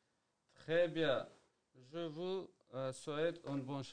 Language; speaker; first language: French; non-native, learner; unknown